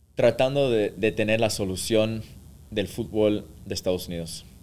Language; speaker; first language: Spanish; early bilingual, heritage; Spanish